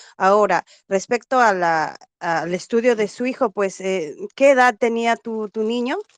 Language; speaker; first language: Spanish; native; Spanish